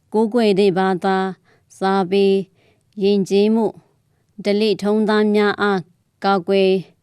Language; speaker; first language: Burmese; non-native, local second language; Tedim Chin